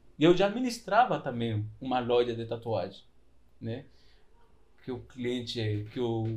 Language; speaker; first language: Portuguese; non-native, fluent; Spanish